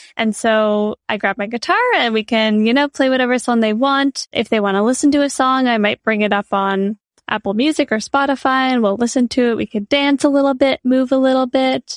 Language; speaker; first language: English; native; English